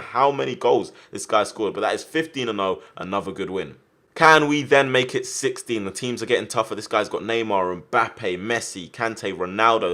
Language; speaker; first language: English; native; English